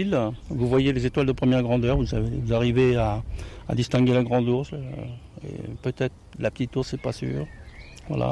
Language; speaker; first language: French; native; French